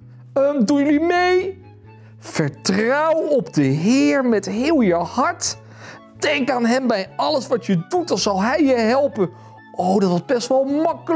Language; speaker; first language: Dutch; native; Dutch